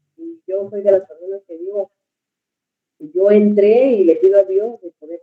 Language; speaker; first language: Spanish; native; Spanish